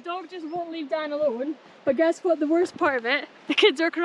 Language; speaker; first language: English; native; English